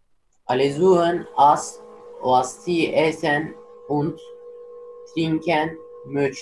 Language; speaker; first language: German; non-native, learner; Turkish